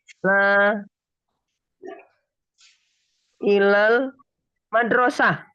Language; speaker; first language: Arabic; non-native, learner; Indonesian